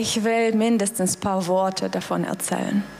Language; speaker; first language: German; non-native, fluent; Russian